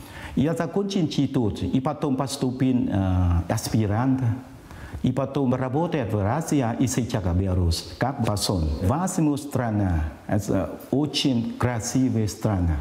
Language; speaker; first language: Russian; non-native, learner; Vietnamese